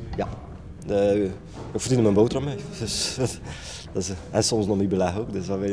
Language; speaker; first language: Dutch; native; Dutch